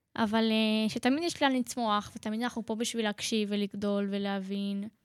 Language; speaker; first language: Hebrew; native; Hebrew